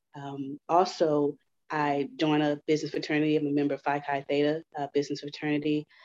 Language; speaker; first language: English; native; English